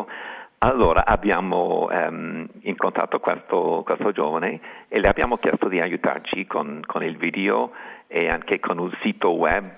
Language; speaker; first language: Italian; non-native, fluent; English